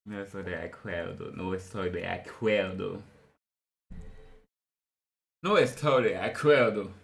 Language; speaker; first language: Spanish; non-native, learner; French